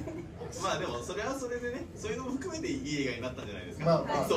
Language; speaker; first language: Japanese; native; Japanese